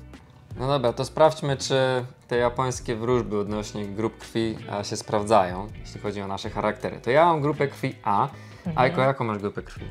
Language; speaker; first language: Polish; native; Polish